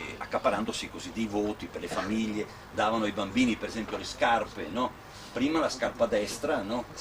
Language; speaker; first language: Italian; non-native, local second language; Sicilian